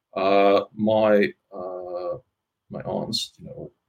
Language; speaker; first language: English; non-native, fluent; Russian